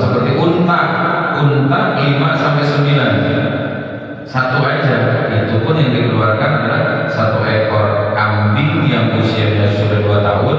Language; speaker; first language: Indonesian; native; Indonesian